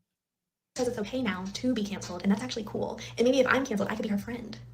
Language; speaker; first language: English; native; English